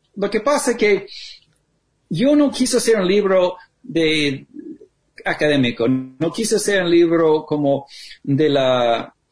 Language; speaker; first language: Spanish; non-native, fluent; English